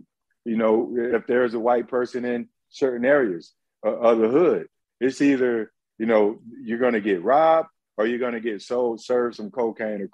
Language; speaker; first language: English; native; English